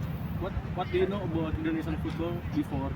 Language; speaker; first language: English; non-native, learner; Indonesian